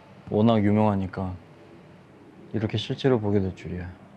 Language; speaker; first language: Korean; native; Korean